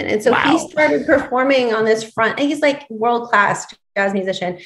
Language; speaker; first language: English; native; English